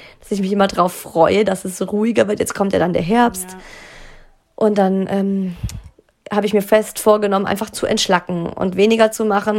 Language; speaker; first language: German; native; German